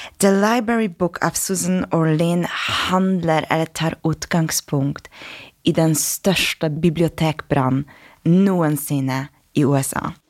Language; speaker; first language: Norwegian; non-native, fluent; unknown